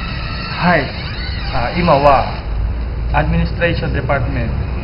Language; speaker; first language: Japanese; non-native, learner; Filipino